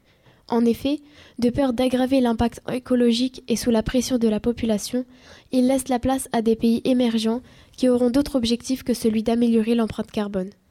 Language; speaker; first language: French; native; French